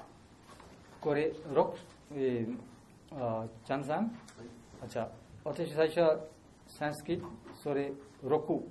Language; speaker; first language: Japanese; non-native, learner; Bangla